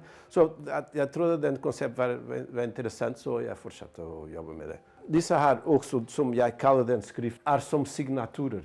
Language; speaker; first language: Norwegian; non-native, fluent; Bosnian